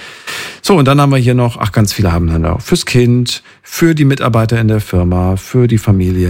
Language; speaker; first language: German; native; German